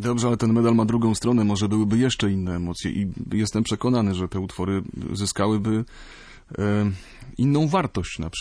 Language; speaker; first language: Polish; native; Polish